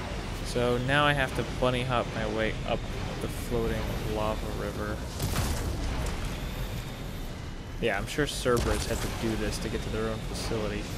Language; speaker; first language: English; native; English